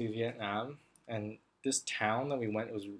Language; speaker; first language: English; non-native, local second language; Cantonese